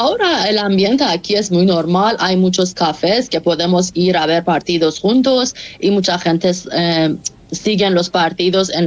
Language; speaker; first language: Spanish; non-native, fluent; Persian